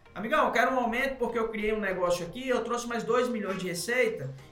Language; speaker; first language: Portuguese; native; Portuguese